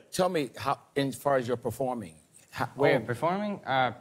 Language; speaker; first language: English; native; English